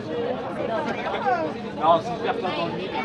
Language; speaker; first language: French; native; French